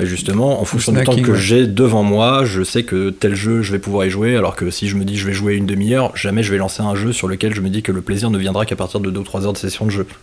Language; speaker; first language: French; native; French